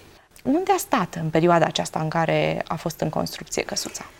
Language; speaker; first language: Romanian; native; Romanian